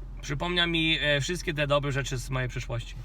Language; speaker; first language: Polish; non-native, fluent; Kinyarwanda